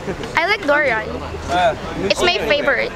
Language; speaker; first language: English; non-native, fluent; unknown